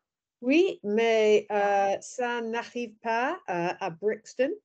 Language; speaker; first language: French; non-native, learner; English